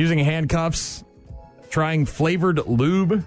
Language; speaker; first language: English; native; English